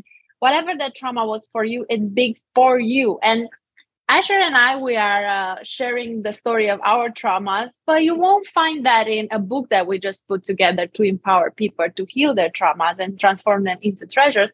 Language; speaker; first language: English; non-native, fluent; Romanian